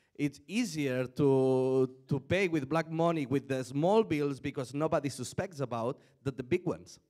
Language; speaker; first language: English; non-native, fluent; Spanish